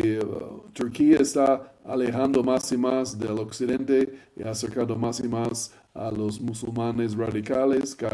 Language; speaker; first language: Spanish; non-native, fluent; English